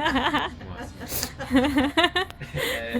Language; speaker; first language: French; non-native, learner; English